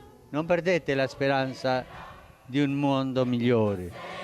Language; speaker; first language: Italian; early bilingual, heritage; Spanish